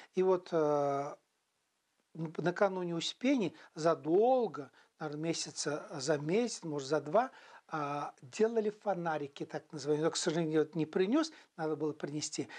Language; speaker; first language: Russian; non-native, local second language; Chuvash